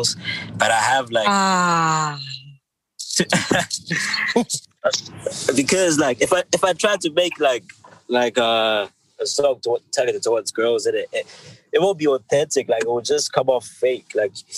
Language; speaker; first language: English; non-native, local second language; Shona